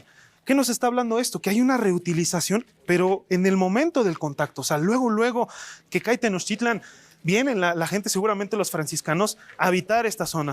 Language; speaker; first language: Spanish; native; Spanish